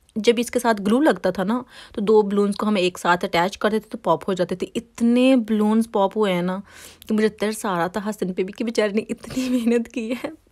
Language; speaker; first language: Urdu; native; Urdu